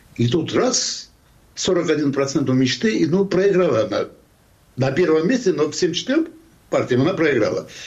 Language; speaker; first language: Russian; non-native, local second language; Georgian